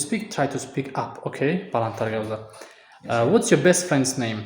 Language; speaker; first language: English; non-native, fluent; Tajik